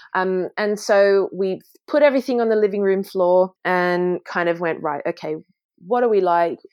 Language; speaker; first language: English; native; English